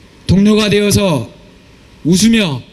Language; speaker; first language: Korean; native; Korean